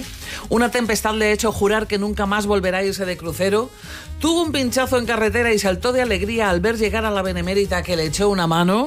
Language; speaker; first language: Spanish; native; Spanish